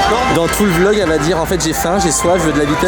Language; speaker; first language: French; native; French